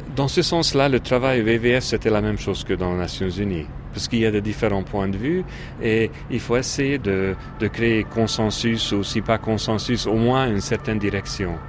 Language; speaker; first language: French; non-native, fluent; Hungarian